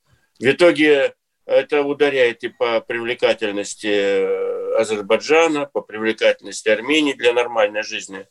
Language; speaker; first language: Russian; native; Russian